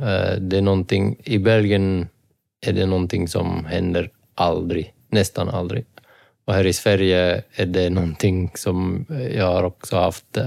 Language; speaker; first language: Swedish; non-native, fluent; Dutch